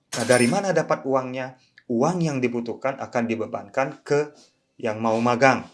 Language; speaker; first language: Indonesian; early bilingual, other home language; Japanese